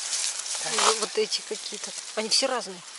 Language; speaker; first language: Russian; native; Russian